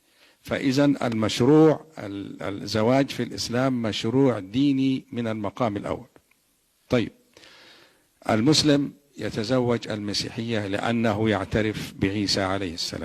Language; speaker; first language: Arabic; native; Arabic